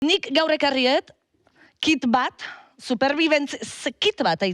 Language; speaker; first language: Basque; native; Basque